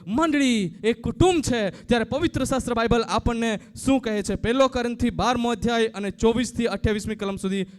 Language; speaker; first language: Gujarati; native; Gujarati